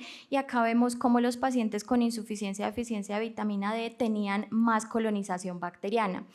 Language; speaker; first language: Spanish; native; Spanish